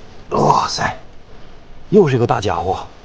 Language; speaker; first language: Chinese; native; Chinese